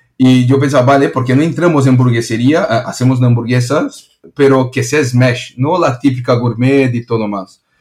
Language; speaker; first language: Spanish; non-native, fluent; Portuguese